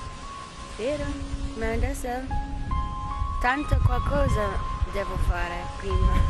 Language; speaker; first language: Italian; non-native, learner; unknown